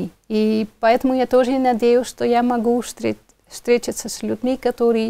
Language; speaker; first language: Russian; non-native, fluent; Dutch